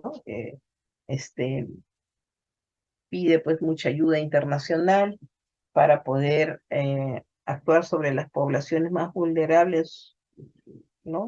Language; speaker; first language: Spanish; native; Spanish